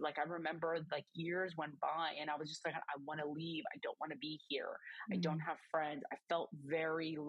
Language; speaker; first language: English; early bilingual, other home language; Croatian